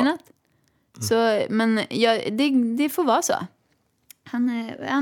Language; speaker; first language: Swedish; native; Swedish